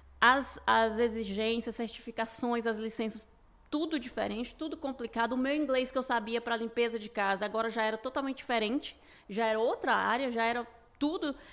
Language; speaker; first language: Portuguese; native; Portuguese